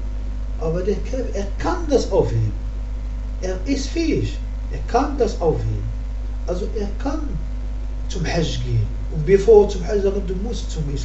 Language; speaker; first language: German; non-native, fluent; Arabic